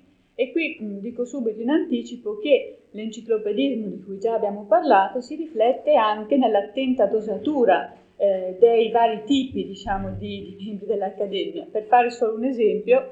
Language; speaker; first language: Italian; native; Italian